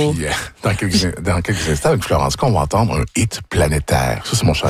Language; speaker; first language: French; native; French